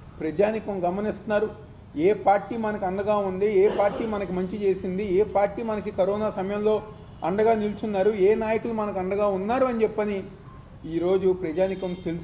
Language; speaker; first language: Telugu; native; Telugu